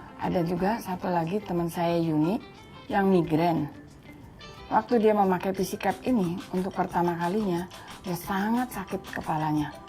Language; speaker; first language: Indonesian; native; Indonesian